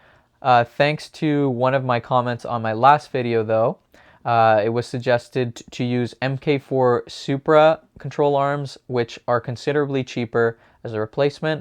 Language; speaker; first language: English; native; English